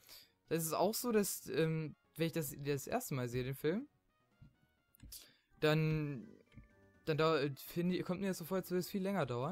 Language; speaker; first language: German; native; German